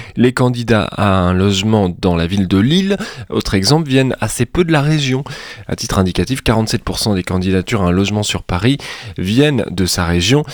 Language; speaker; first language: French; native; French